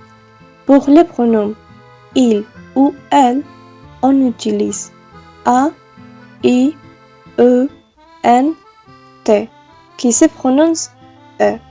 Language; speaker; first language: French; non-native, learner; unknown